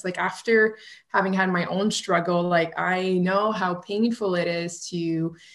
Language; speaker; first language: English; non-native, fluent; French